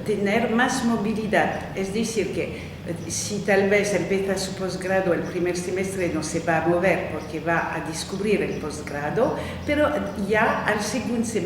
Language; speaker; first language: Spanish; non-native, fluent; French